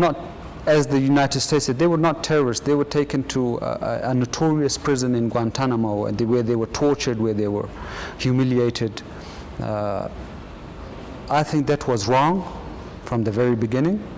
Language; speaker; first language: English; non-native, fluent; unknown